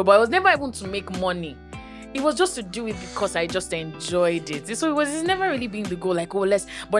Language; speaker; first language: English; non-native, local second language; Yoruba